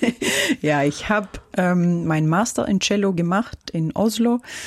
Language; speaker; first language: German; non-native, fluent; Norwegian